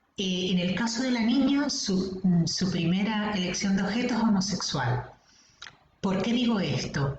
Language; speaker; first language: Spanish; native; Spanish